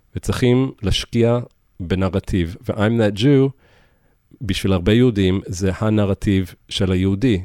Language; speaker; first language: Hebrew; early bilingual, heritage; English